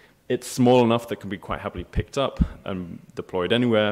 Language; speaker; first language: English; native; English